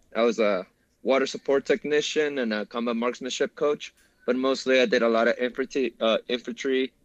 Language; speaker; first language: English; early bilingual, other home language; Spanish